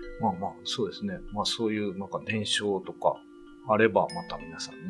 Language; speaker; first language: Japanese; native; Japanese